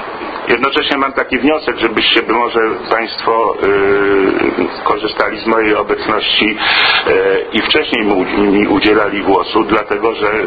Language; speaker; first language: Polish; native; Polish